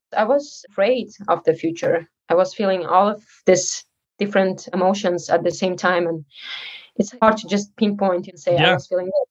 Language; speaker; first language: English; early bilingual, other home language; Uzbek